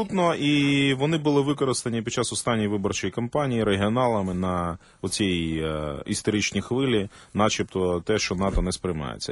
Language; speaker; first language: Ukrainian; native; Ukrainian